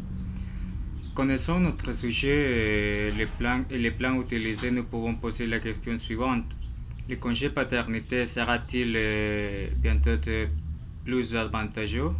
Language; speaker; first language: French; non-native, learner; Spanish